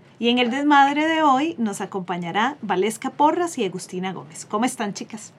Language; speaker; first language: Spanish; native; Spanish